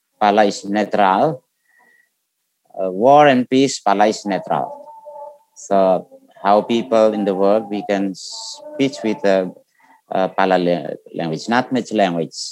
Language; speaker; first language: English; non-native, learner; Indonesian